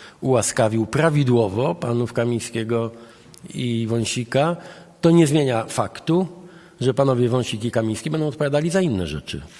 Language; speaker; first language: Polish; native; Polish